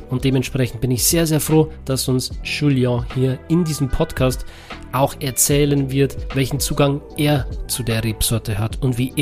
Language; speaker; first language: German; native; German